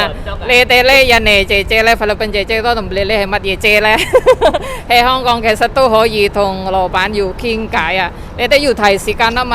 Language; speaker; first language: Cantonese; non-native, fluent; Indonesian